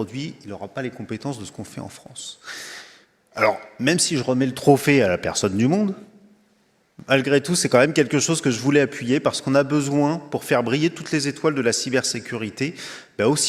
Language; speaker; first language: French; native; French